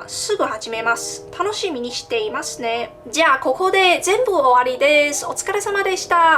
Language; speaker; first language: Japanese; non-native, learner; Min Nan Chinese